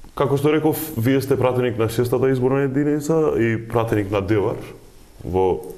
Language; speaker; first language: Macedonian; non-native, local second language; Albanian